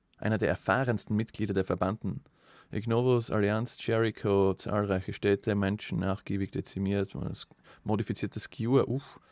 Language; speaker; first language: German; native; German